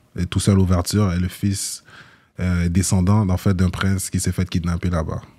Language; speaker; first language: French; early bilingual, other home language; Haitian Creole